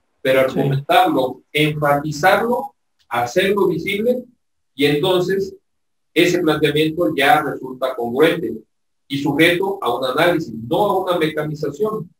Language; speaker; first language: Spanish; native; Spanish